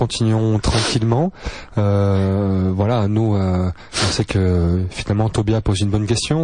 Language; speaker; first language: French; native; French